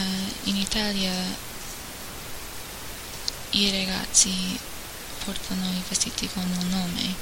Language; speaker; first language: Italian; non-native, learner; English